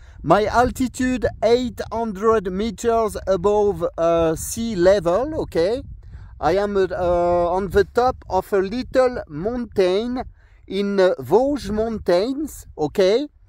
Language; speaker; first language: English; non-native, learner; French